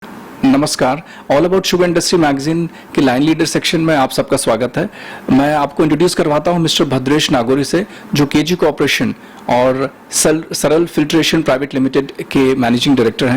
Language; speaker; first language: Hindi; native; Hindi